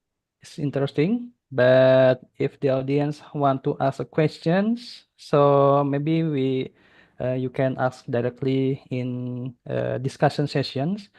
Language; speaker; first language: English; non-native, fluent; Indonesian